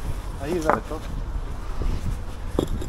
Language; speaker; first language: Dutch; non-native, learner; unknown